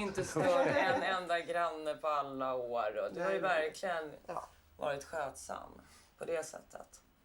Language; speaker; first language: Swedish; native; Swedish